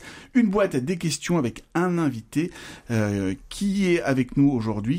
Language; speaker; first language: French; native; French